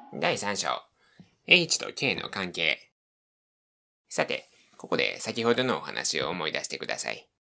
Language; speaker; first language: Japanese; native; Japanese